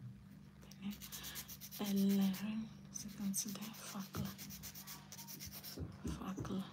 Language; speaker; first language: Turkish; non-native, learner; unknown